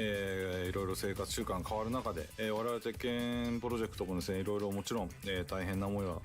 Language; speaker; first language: Japanese; native; Japanese